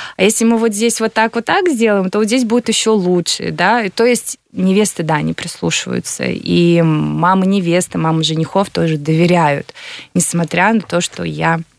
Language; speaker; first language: Russian; native; Russian